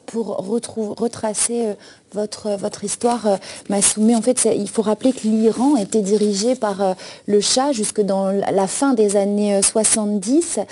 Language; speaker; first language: French; native; French